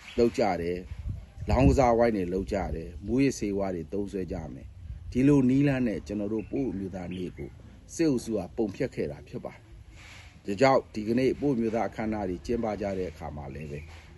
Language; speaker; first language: Burmese; non-native, local second language; Pa'o Karen